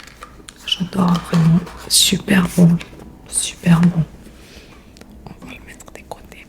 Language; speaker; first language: French; non-native, learner; Spanish